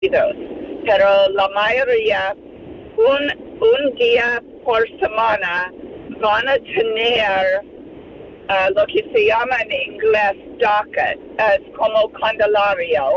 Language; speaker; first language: Spanish; non-native, learner; English